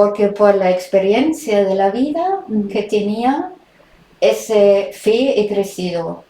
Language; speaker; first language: Spanish; non-native, fluent; German